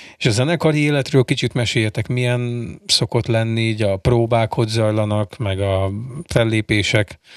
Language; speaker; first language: Hungarian; native; Hungarian